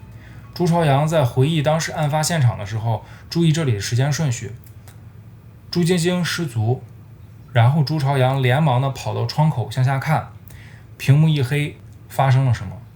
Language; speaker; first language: Chinese; native; Chinese